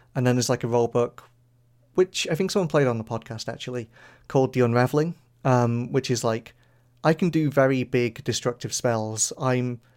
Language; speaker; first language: English; native; English